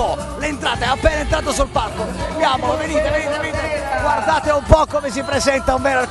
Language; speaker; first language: Italian; native; Italian